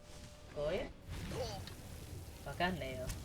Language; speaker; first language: Japanese; non-native, learner; English